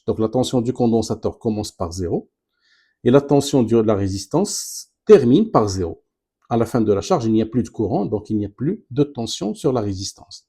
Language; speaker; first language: French; non-native, local second language; Arabic